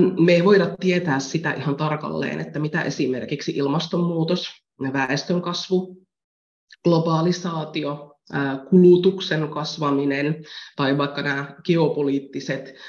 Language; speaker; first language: Finnish; native; Finnish